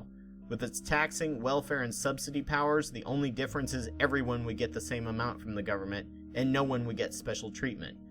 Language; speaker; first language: English; native; English